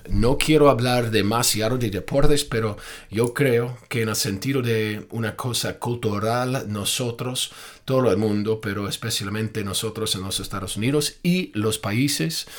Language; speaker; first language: Spanish; non-native, fluent; English